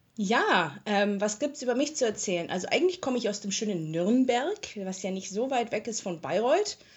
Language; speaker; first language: German; native; German